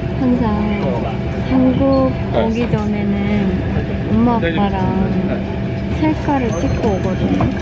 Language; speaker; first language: Korean; non-native, fluent; Japanese